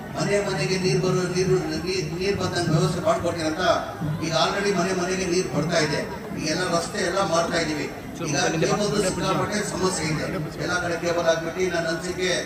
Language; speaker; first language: Kannada; non-native, local second language; Urdu